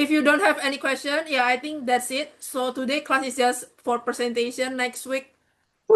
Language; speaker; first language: English; non-native, fluent; Indonesian